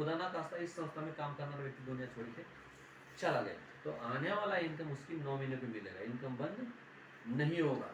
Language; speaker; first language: Hindi; non-native, local second language; Marathi